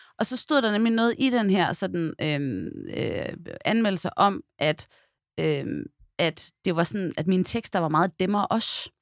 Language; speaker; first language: Danish; native; Danish